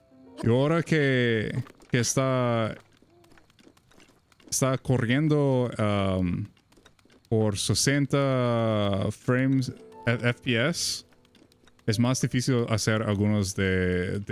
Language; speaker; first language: Spanish; non-native, fluent; English